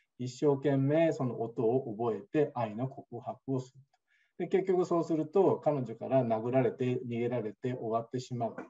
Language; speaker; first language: Japanese; native; Japanese